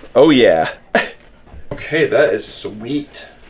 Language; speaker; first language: English; native; English